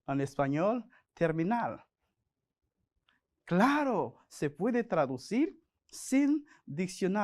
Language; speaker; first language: Spanish; non-native, fluent; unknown